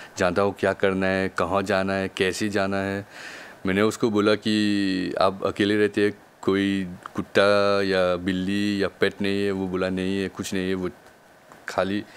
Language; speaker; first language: Hindi; non-native, local second language; Bhojpuri